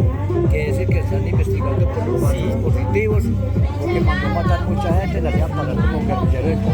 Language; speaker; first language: Spanish; native; Spanish